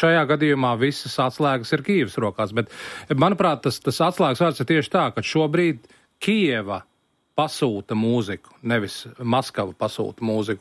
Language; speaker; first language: Latvian; native; Latvian